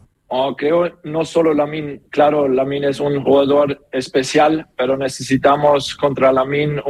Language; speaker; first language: Spanish; non-native, learner; German